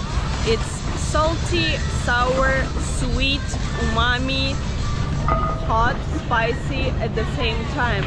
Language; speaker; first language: English; non-native, fluent; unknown